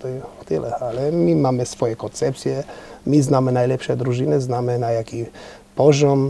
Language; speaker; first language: Polish; non-native, fluent; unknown